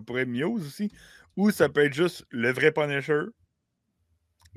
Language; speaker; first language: French; native; French